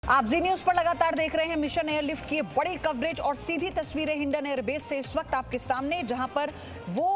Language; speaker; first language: Hindi; native; Hindi